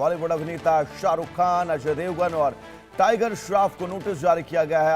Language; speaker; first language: Hindi; native; Hindi